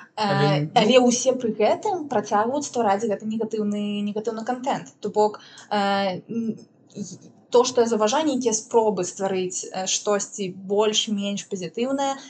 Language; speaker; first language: Belarusian; non-native, local second language; Russian